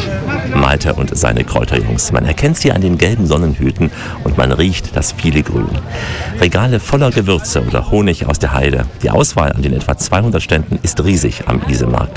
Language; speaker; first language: German; native; German